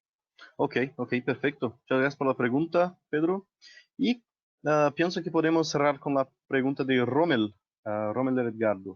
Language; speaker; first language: Spanish; non-native, local second language; Portuguese